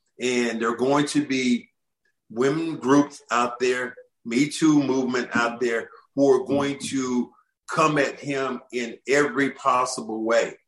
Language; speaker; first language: English; native; English